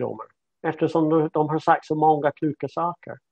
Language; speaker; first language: Swedish; non-native, fluent; English